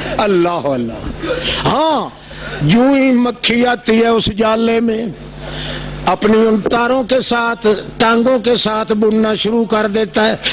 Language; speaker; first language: Urdu; non-native, local second language; Saraiki